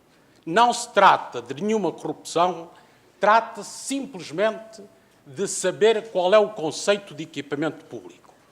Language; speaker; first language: Portuguese; native; Portuguese